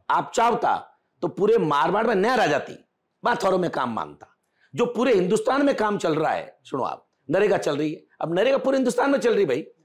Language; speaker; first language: Hindi; native; Hindi